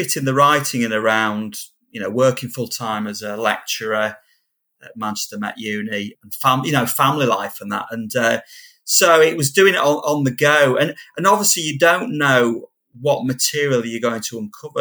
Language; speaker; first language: English; native; English